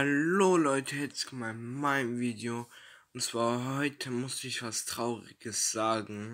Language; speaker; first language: German; early bilingual, other home language; Turkish